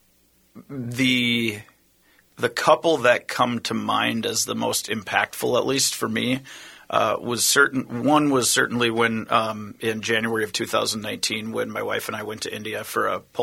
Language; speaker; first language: English; native; English